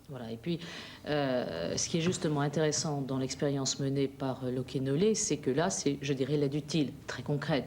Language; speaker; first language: French; native; French